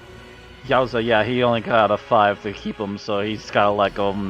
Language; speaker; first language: English; native; English